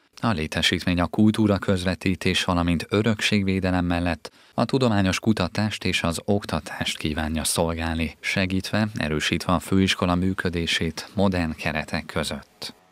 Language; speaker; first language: Hungarian; native; Hungarian